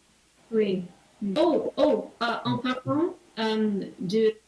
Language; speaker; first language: French; non-native, learner; English